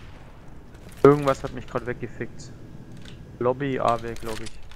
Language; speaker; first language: German; native; German